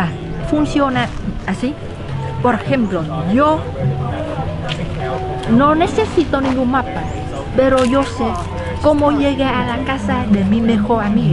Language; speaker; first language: Spanish; non-native, fluent; Vietnamese